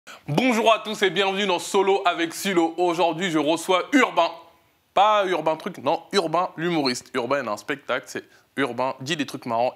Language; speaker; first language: French; native; French